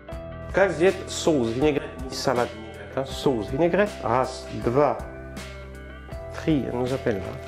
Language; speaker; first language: Russian; non-native, learner; French